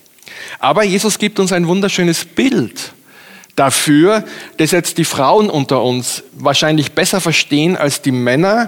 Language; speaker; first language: German; native; German